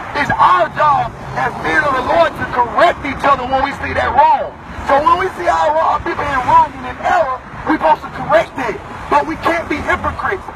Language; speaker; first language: English; native; English